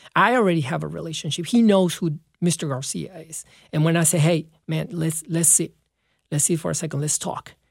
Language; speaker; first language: English; non-native, fluent; Spanish